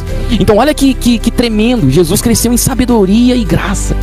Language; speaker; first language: Portuguese; native; Portuguese